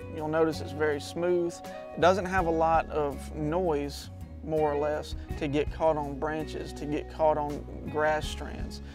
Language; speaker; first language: English; native; English